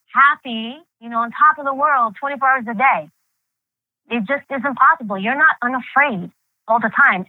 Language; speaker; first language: English; early bilingual, other home language; Greek